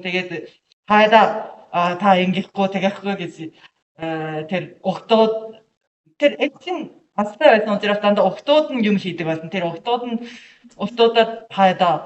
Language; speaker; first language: Mongolian; non-native, learner; Japanese